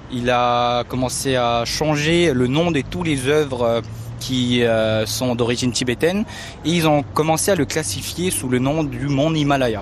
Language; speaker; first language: French; early bilingual, other home language; Tibetan